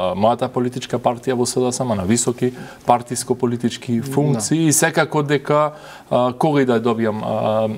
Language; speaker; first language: Macedonian; native; Macedonian